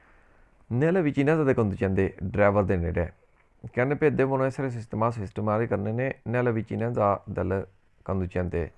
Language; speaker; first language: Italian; non-native, learner; Punjabi